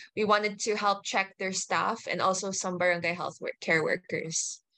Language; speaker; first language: English; native; English